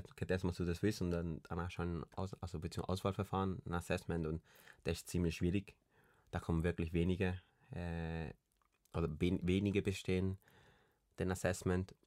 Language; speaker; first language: German; early bilingual, other home language; Spanish